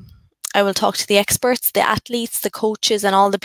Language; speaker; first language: English; native; English